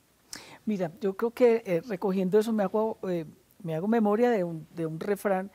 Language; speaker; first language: Spanish; native; Spanish